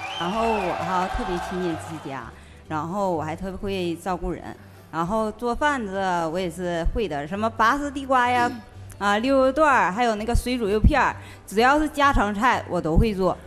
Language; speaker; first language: Chinese; native; Chinese